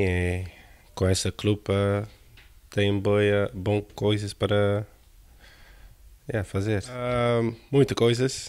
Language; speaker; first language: Portuguese; non-native, learner; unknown